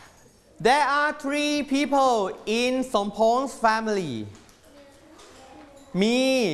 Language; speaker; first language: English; non-native, fluent; Thai